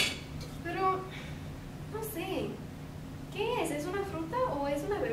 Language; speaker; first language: Spanish; non-native, fluent; English